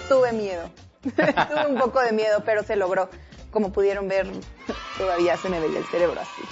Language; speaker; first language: Spanish; native; Spanish